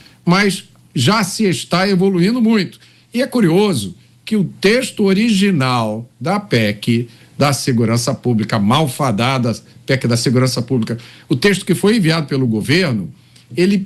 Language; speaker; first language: Portuguese; native; Portuguese